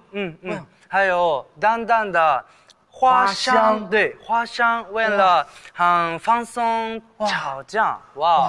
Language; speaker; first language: Chinese; non-native, learner; Japanese